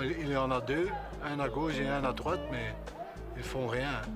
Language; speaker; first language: French; non-native, local second language; Dutch